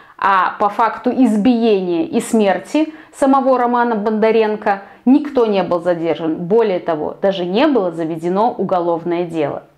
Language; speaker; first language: Russian; native; Russian